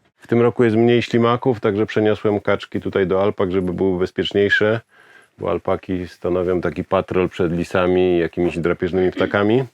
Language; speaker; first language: Polish; native; Polish